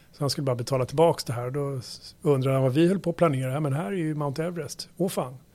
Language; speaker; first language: Swedish; native; Swedish